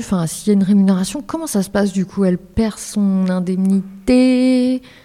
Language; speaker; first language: French; native; French